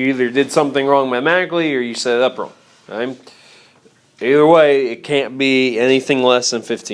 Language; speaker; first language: English; native; English